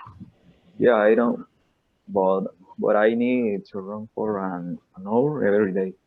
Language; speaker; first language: English; non-native, learner; Spanish